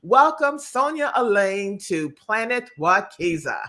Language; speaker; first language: English; native; English